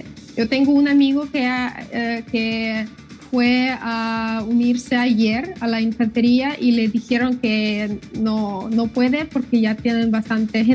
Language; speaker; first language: Spanish; non-native, fluent; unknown